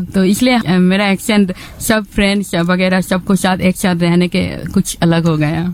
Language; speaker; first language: Hindi; non-native, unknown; Bangla